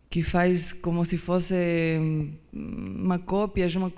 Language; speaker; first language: Portuguese; non-native, fluent; Spanish